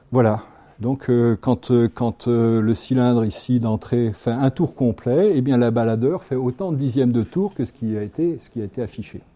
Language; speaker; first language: French; native; French